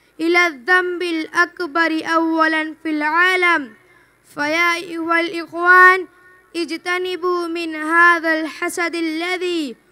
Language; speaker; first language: Arabic; non-native, learner; Urdu